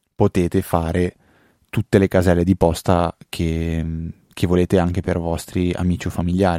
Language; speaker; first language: Italian; native; Italian